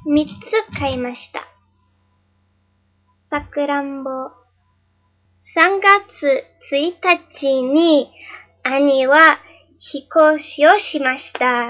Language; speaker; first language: Japanese; non-native, learner; English